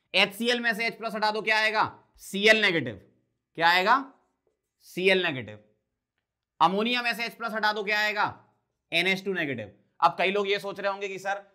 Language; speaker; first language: Hindi; native; Hindi